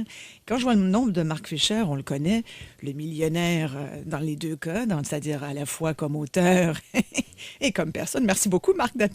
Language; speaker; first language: French; native; French